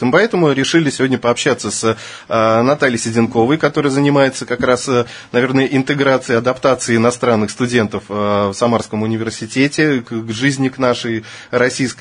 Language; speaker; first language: Russian; native; Russian